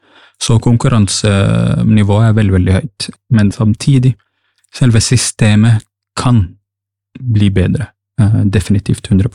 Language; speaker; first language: Norwegian; non-native, fluent; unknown